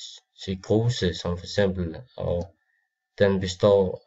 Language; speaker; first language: Danish; non-native, learner; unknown